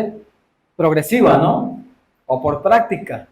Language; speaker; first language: Spanish; native; Spanish